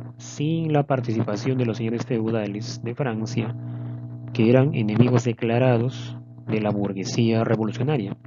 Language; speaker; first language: Spanish; native; Spanish